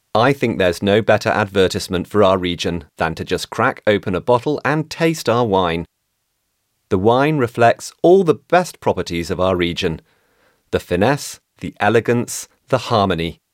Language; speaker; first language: English; non-native, fluent; Italian